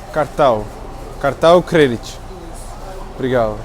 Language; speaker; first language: Portuguese; non-native, learner; Dutch